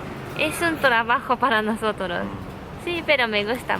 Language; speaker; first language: Spanish; non-native, fluent; Japanese